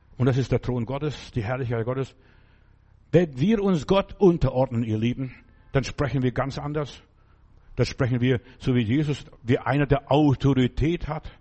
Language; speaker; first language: German; non-native, fluent; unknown